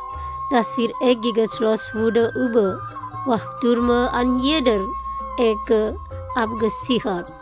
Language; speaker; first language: German; non-native, fluent; Indonesian